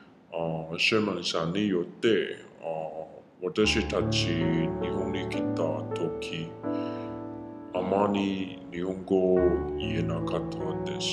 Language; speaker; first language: Japanese; non-native, learner; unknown